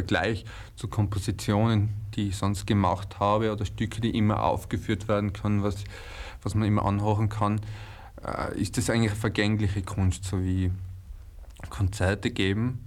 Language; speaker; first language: German; native; German